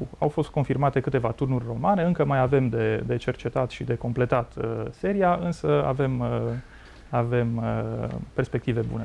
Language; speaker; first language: Romanian; native; Romanian